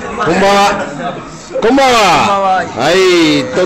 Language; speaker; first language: Japanese; non-native, fluent; English